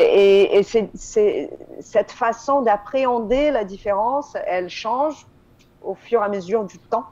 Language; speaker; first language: French; non-native, fluent; Portuguese